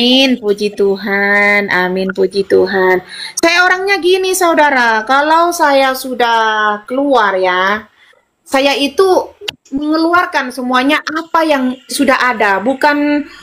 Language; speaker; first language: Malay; non-native, local second language; Madurese